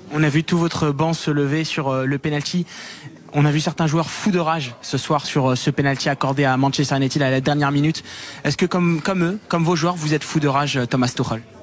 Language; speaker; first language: French; native; French